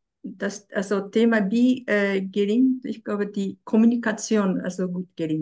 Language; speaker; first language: German; non-native, fluent; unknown